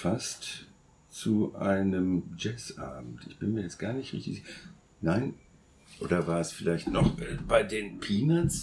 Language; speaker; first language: German; native; German